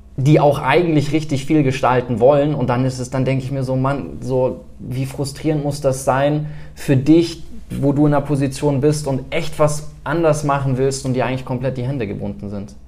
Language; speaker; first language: German; native; German